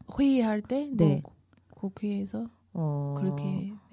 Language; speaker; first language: Korean; non-native, learner; Chinese